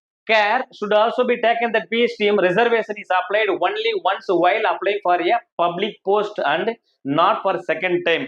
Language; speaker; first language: English; non-native, local second language; Tamil